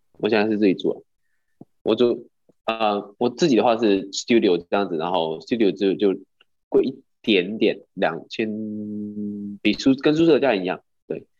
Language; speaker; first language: Chinese; non-native, local second language; Cantonese